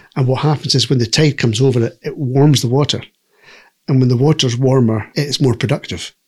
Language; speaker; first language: English; native; English